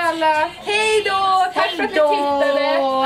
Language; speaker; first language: Swedish; native; Swedish